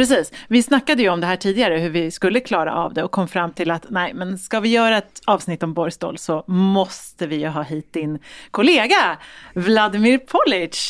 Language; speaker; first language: Swedish; native; Swedish